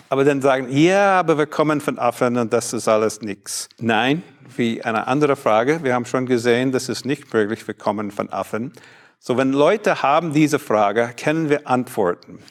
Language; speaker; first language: German; non-native, fluent; English